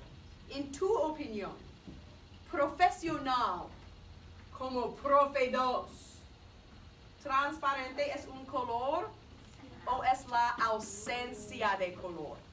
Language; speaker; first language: Spanish; non-native, fluent; English